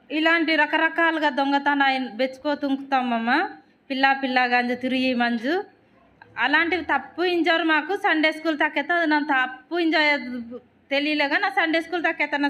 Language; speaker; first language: Telugu; non-native, local second language; Koya